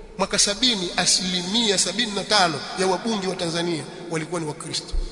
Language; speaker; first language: Swahili; native; Swahili